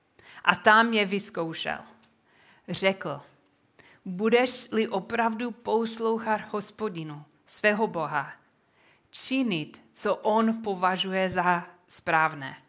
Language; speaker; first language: Czech; non-native, fluent; English